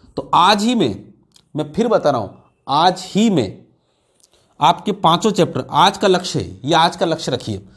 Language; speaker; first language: Hindi; native; Hindi